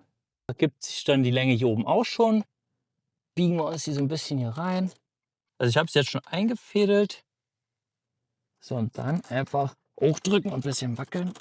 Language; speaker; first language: German; native; German